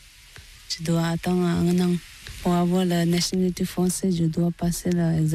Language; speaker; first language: French; non-native, learner; Tibetan